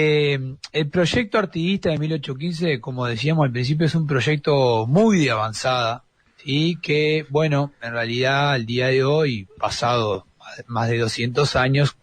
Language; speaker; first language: Spanish; native; Spanish